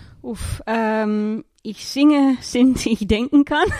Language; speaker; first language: German; non-native, learner; Dutch